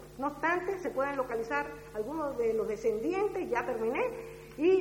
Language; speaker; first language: Spanish; native; Spanish